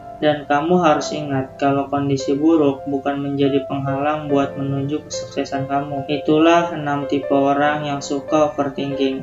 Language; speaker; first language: Indonesian; native; Indonesian